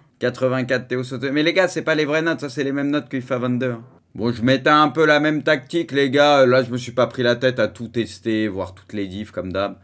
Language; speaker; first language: French; native; French